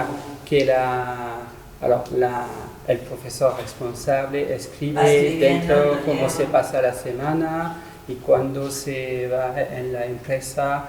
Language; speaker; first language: Spanish; non-native, learner; French